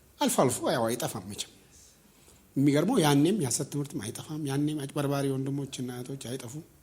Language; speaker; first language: Amharic; non-native, local second language; Oromo